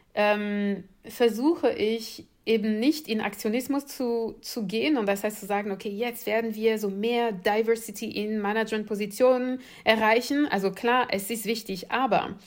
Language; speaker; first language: German; non-native, fluent; French